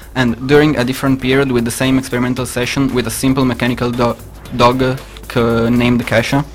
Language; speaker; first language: English; non-native, learner; Italian